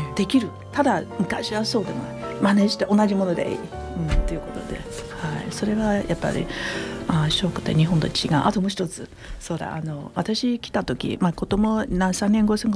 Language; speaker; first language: Japanese; non-native, fluent; Chinese